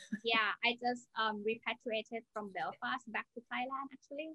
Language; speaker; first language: English; non-native, learner; Thai